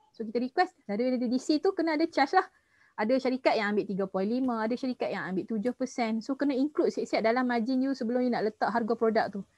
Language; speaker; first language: Malay; native; Malay